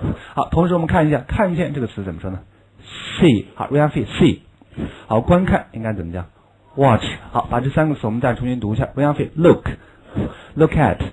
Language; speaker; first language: Chinese; native; Chinese